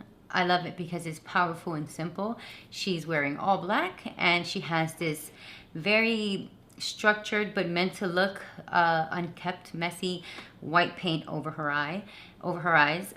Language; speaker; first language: English; native; English